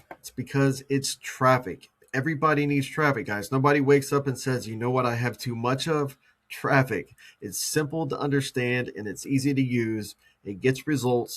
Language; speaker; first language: English; native; English